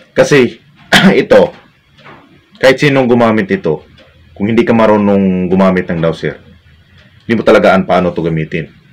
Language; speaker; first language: Filipino; non-native, local second language; Cebuano